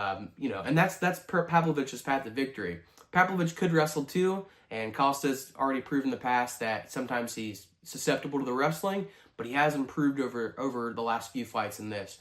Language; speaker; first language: English; native; English